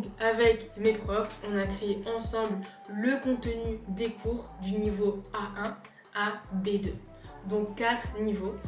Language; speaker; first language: French; native; French